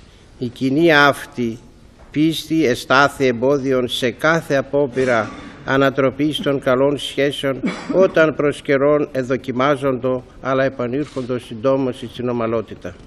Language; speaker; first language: Greek; native; Greek